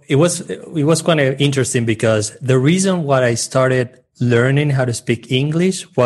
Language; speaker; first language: English; non-native, fluent; Spanish